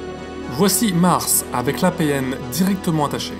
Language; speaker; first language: French; native; French